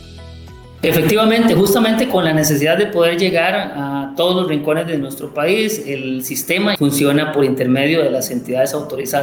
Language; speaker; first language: Spanish; native; Spanish